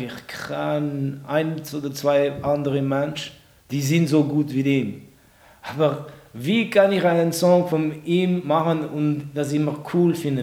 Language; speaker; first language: German; non-native, local second language; French